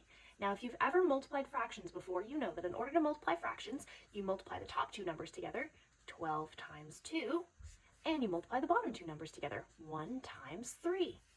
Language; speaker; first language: English; native; English